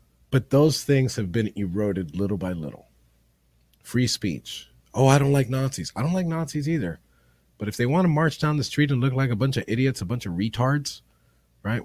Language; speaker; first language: English; early bilingual, other home language; Spanish